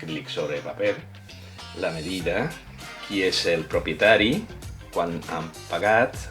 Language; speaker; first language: Catalan; non-native, local second language; Spanish